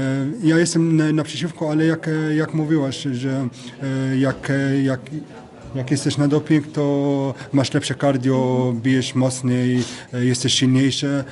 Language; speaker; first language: Polish; non-native, fluent; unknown